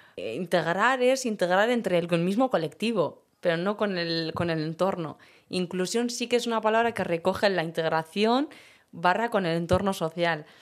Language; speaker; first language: Spanish; early bilingual, other home language; Berber languages